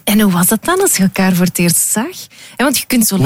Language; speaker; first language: Dutch; native; Dutch